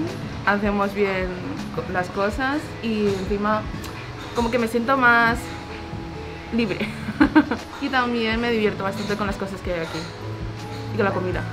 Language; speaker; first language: Spanish; early bilingual, other home language; Chinese